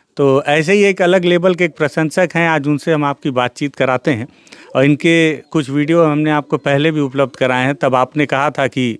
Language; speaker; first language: Hindi; native; Hindi